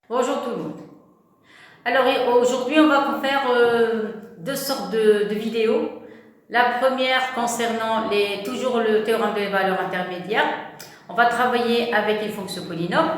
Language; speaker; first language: French; non-native, local second language; Arabic